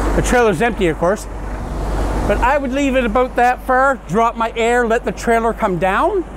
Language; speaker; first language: English; native; English